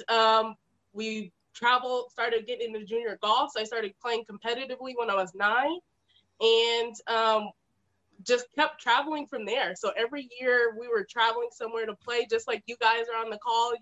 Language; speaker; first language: English; native; English